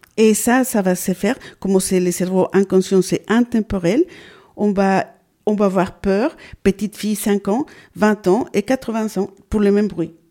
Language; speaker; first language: French; non-native, fluent; Spanish